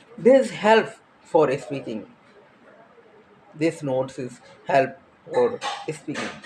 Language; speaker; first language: English; non-native, learner; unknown